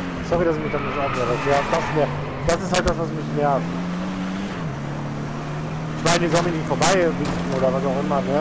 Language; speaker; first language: German; native; German